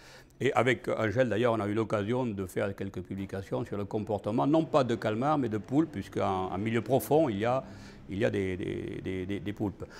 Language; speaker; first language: French; native; French